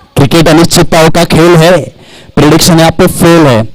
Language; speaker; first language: Hindi; non-native, local second language; Marathi